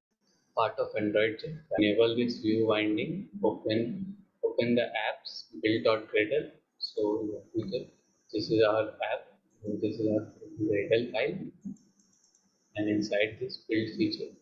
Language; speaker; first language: English; non-native, fluent; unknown